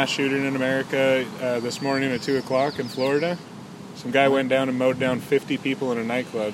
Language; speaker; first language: English; native; English